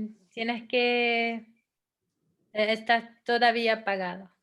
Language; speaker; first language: Spanish; non-native, fluent; Dutch